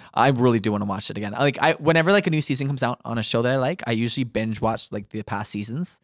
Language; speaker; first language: English; native; English